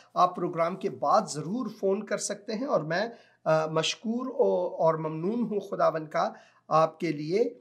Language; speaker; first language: Urdu; non-native, local second language; Punjabi